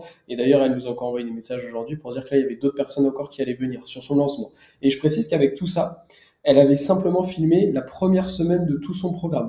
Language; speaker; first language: French; native; French